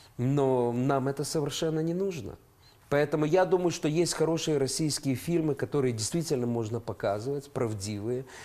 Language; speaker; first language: Russian; non-native, local second language; Ukrainian